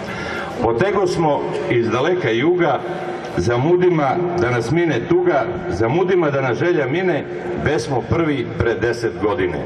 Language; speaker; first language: Bosnian; native; Bosnian